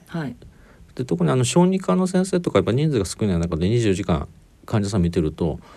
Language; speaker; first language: Japanese; native; Japanese